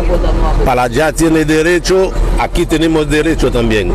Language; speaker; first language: Spanish; non-native, local second language; Haitian Creole